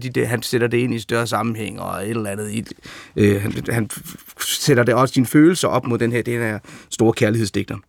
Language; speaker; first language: Danish; native; Danish